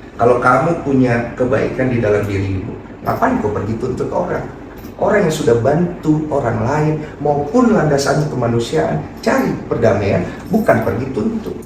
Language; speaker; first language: Indonesian; native; Indonesian